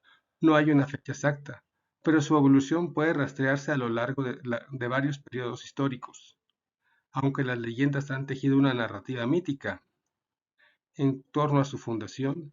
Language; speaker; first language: Spanish; native; Spanish